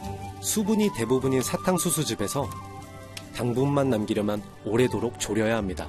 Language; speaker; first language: Korean; native; Korean